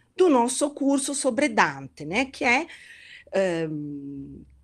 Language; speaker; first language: Portuguese; non-native, fluent; Italian